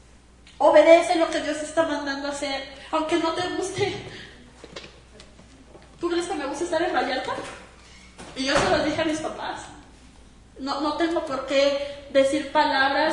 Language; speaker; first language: Spanish; native; Spanish